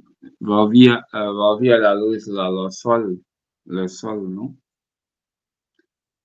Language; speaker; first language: Spanish; non-native, learner; Portuguese